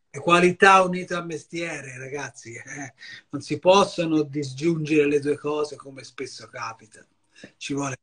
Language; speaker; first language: Italian; native; Italian